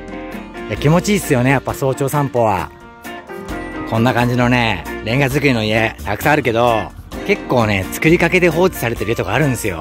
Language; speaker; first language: Japanese; native; Japanese